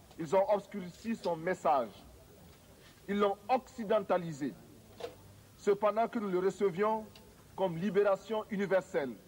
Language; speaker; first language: French; non-native, local second language; Mossi